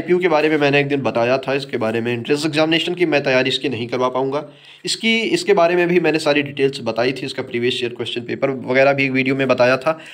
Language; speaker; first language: Hindi; native; Hindi